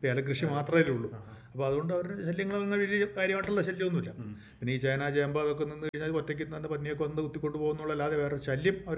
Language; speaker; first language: Malayalam; native; Malayalam